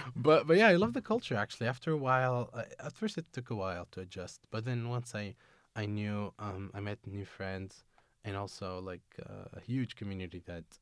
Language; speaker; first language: English; non-native, fluent; Arabic